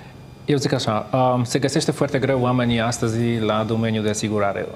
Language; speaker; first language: Romanian; non-native, fluent; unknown